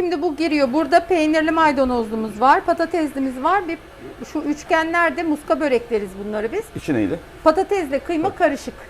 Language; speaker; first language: Turkish; native; Turkish